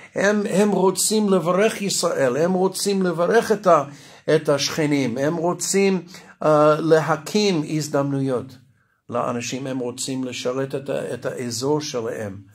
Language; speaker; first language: Hebrew; non-native, fluent; English